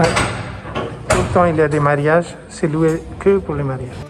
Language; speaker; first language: French; non-native, fluent; Hindi